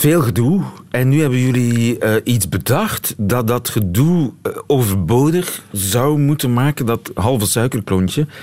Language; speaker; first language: Dutch; native; Dutch